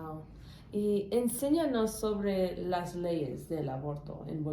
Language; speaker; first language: Spanish; non-native, learner; English